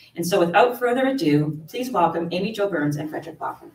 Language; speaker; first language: English; native; English